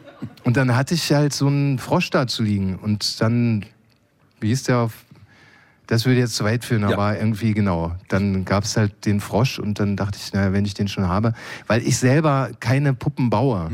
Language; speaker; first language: German; native; German